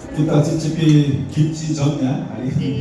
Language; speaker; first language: Indonesian; non-native, learner; Korean